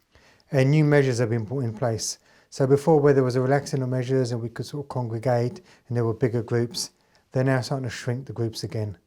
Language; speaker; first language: English; native; English